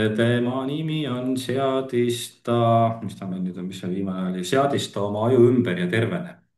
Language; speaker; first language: Estonian; native; Estonian